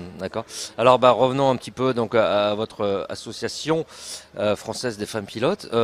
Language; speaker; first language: French; native; French